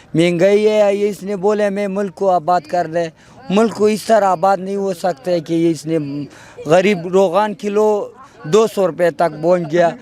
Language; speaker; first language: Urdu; non-native, local second language; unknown